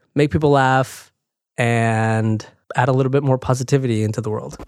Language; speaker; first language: English; early bilingual, other home language; Spanish